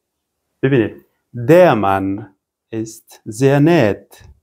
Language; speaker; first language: German; non-native, fluent; Persian